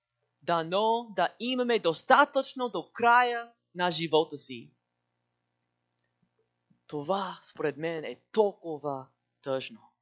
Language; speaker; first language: Bulgarian; non-native, learner; English